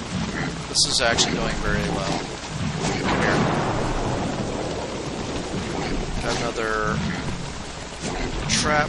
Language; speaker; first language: English; native; English